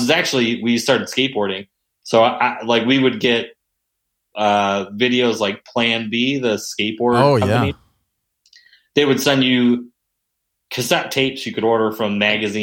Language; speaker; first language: English; native; English